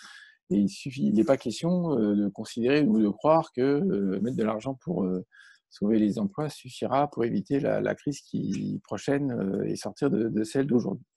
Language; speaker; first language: French; native; French